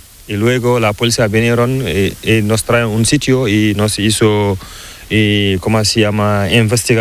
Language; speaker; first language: Spanish; non-native, learner; Fula